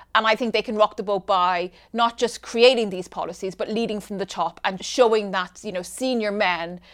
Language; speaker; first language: English; native; English